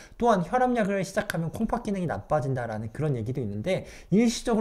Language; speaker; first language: Korean; native; Korean